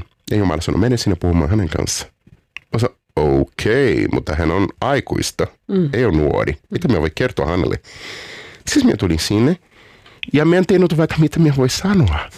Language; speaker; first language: Finnish; non-native, learner; Portuguese